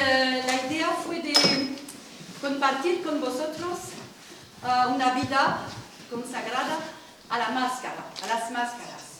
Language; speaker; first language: Spanish; non-native, learner; French